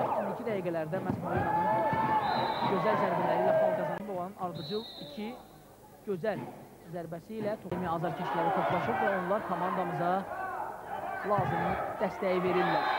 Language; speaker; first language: Azerbaijani; native; Azerbaijani